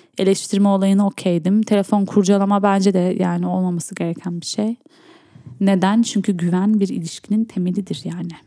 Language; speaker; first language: Turkish; early bilingual, heritage; Turkish